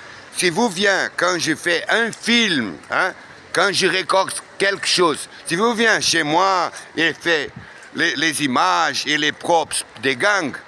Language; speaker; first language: French; non-native, learner; Portuguese